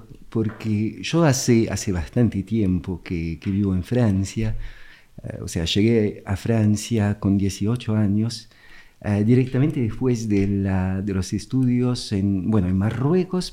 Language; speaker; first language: Spanish; non-native, fluent; French